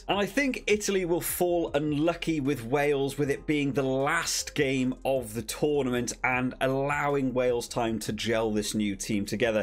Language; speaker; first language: English; native; English